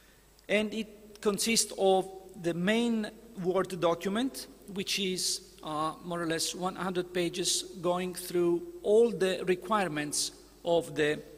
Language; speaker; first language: English; non-native, fluent; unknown